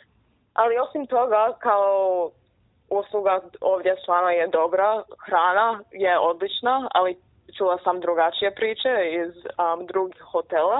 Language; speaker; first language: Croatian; early bilingual, heritage; Croatian